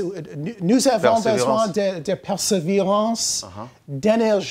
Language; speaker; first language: French; non-native, learner; English